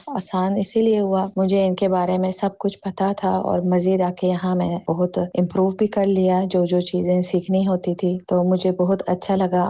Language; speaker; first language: Urdu; non-native, fluent; Tajik